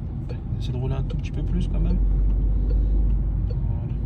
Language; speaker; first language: French; native; French